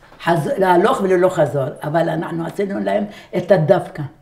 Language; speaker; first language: Hebrew; non-native, fluent; Arabic